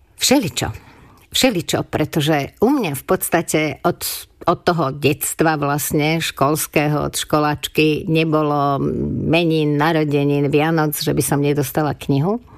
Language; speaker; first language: Slovak; non-native, local second language; Hungarian